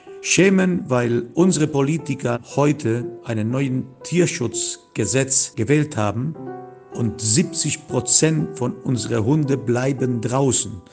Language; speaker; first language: German; non-native, fluent; Spanish